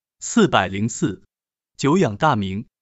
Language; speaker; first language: Chinese; native; Chinese